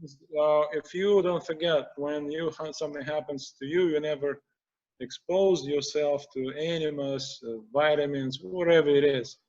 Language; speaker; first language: English; non-native, fluent; Russian